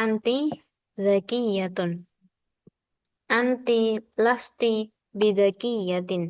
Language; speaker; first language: Arabic; non-native, fluent; Indonesian